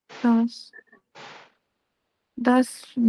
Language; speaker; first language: German; non-native, learner; Urdu